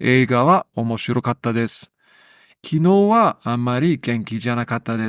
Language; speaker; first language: Japanese; non-native, learner; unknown